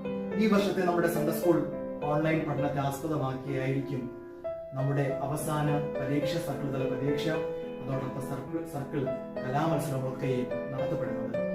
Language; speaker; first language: Malayalam; native; Malayalam